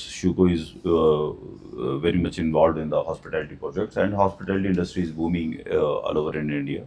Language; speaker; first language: English; non-native, local second language; Hindi